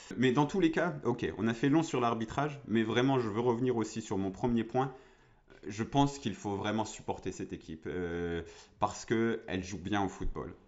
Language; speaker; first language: French; native; French